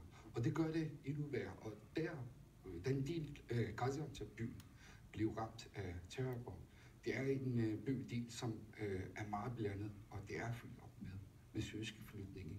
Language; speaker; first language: Danish; non-native, fluent; Turkish